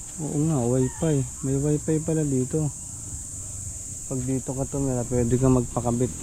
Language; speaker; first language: Filipino; non-native, local second language; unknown